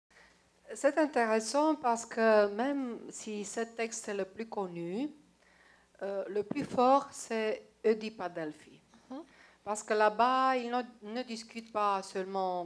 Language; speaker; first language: French; non-native, fluent; Romanian